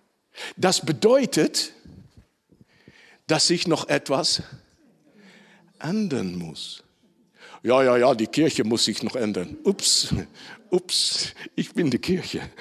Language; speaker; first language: German; non-native, fluent; Dutch